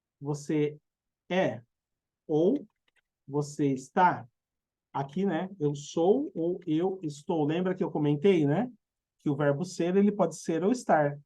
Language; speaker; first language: Portuguese; native; Portuguese